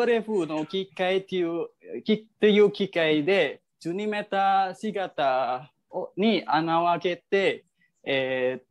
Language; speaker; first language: Japanese; non-native, fluent; Indonesian